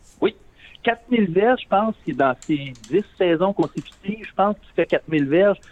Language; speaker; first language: French; native; French